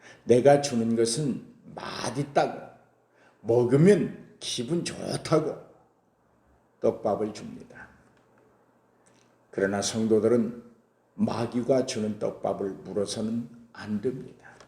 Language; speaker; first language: Korean; native; Korean